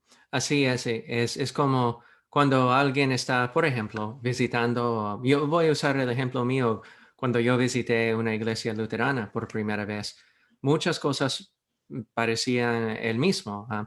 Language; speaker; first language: Spanish; non-native, fluent; English